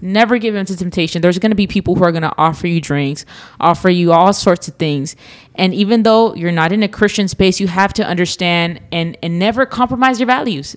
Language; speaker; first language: English; early bilingual, other home language; Spanish